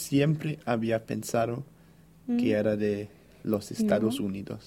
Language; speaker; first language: Spanish; non-native, fluent; English